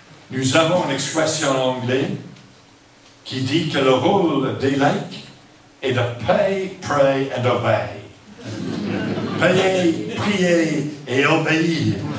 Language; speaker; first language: French; non-native, fluent; English